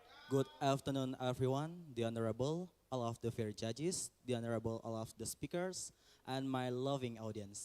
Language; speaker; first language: English; non-native, learner; Indonesian